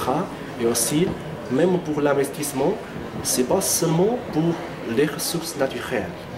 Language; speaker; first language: French; non-native, fluent; Chinese